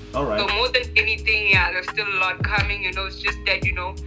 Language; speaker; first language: English; non-native, local second language; Zulu